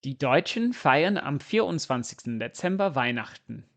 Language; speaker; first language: German; non-native, fluent; English